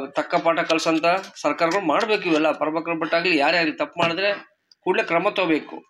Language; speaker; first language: Kannada; non-native, local second language; Marathi